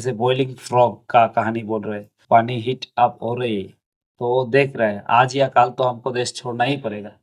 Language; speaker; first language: Hindi; non-native, local second language; Bangla